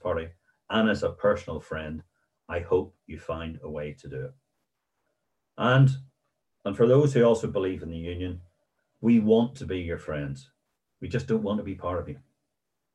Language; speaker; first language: English; native; English